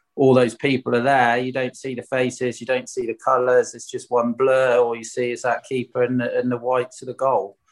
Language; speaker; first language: English; native; English